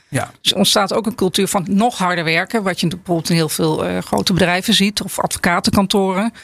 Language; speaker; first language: Dutch; native; Dutch